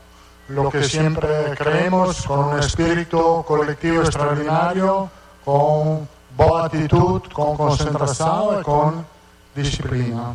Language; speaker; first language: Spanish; non-native, fluent; Italian